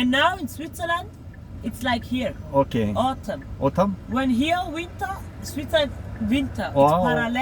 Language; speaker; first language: English; non-native, learner; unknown